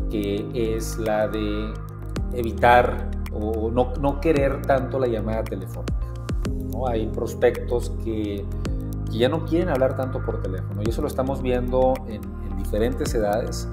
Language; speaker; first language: Spanish; native; Spanish